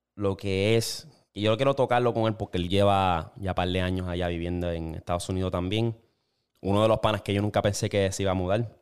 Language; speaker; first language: Spanish; native; Spanish